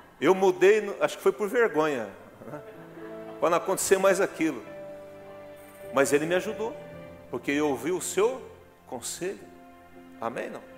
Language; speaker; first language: Portuguese; native; Portuguese